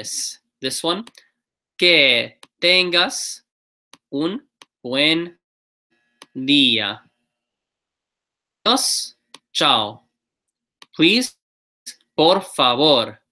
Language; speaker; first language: Spanish; non-native, learner; English